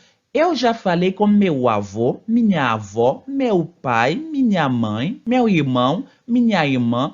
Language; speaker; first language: Portuguese; non-native, fluent; Haitian Creole